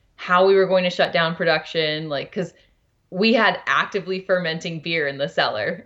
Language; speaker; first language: English; native; English